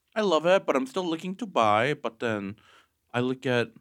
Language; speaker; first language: English; native; English